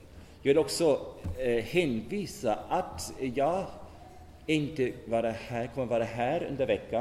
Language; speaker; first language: Swedish; non-native, fluent; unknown